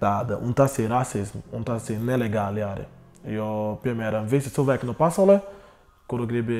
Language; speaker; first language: Latvian; non-native, learner; Portuguese